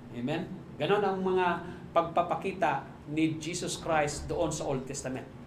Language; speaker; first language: Filipino; non-native, local second language; Cebuano